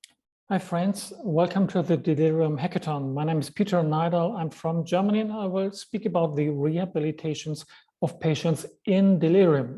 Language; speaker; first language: English; non-native, fluent; German